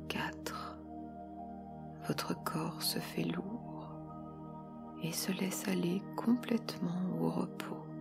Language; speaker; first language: French; native; French